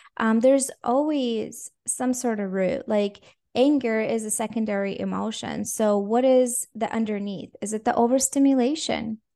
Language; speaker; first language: English; non-native, fluent; Russian